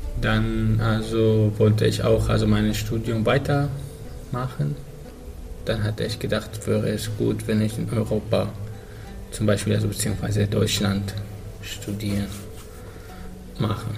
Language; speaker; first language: German; non-native, learner; Arabic